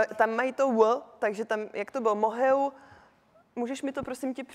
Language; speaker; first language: Czech; native; Czech